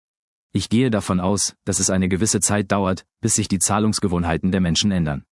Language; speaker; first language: German; native; German